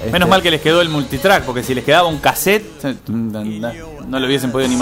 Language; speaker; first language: Spanish; native; Spanish